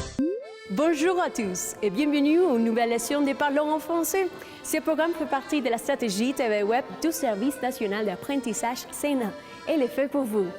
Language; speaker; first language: French; non-native, fluent; Spanish